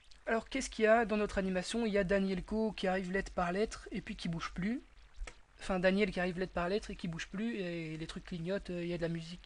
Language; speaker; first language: French; native; French